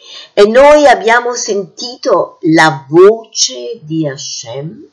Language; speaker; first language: Italian; non-native, fluent; English